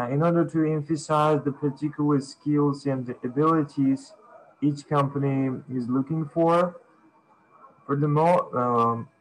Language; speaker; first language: English; non-native, fluent; Uzbek